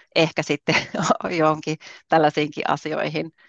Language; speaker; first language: Finnish; native; Finnish